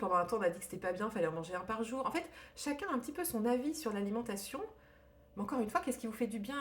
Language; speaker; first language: French; native; French